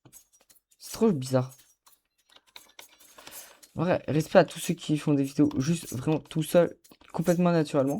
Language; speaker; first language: French; native; French